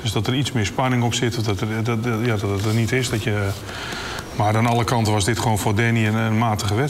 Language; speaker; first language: Dutch; native; Dutch